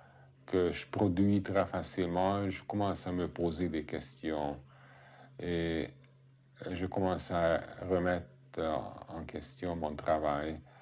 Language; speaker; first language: French; non-native, fluent; Hungarian